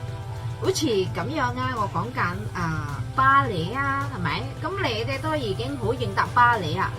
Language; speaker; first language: Cantonese; non-native, fluent; Indonesian